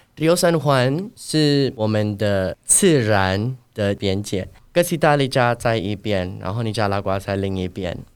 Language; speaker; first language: Chinese; non-native, fluent; Spanish